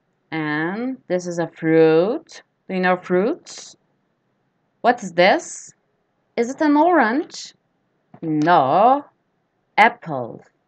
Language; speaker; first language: English; non-native, fluent; Turkish